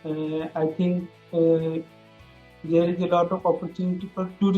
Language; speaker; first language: Hindi; non-native, learner; Bangla